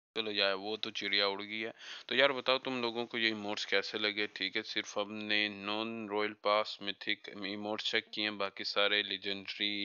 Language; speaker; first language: Urdu; non-native, local second language; Punjabi